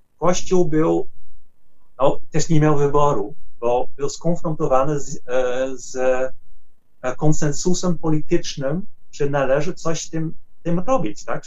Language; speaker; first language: Polish; non-native, fluent; Dutch